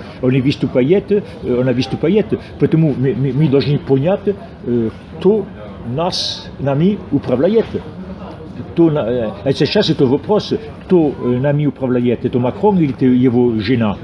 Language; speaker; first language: Russian; non-native, fluent; French